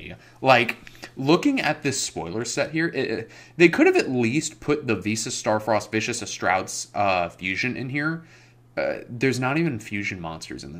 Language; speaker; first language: English; native; English